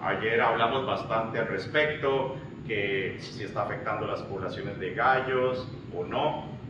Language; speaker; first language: Spanish; native; Spanish